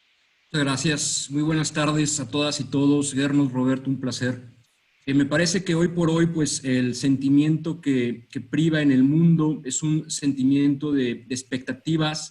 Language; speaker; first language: Spanish; native; Spanish